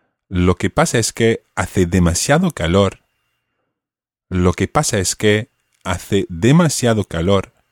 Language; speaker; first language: Spanish; non-native, fluent; English